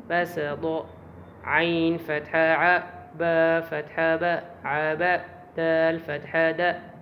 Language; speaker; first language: Arabic; non-native, local second language; Somali